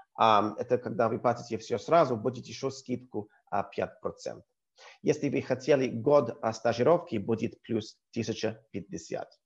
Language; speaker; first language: Russian; non-native, learner; English